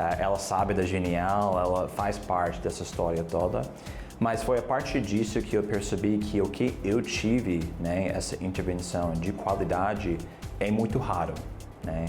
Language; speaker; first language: Portuguese; non-native, fluent; English